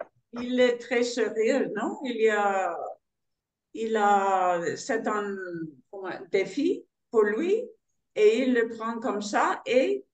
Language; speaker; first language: French; non-native, learner; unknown